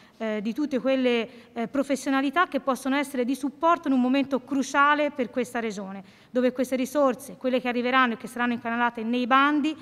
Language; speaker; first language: Italian; native; Italian